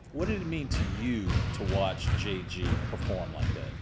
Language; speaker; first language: English; native; English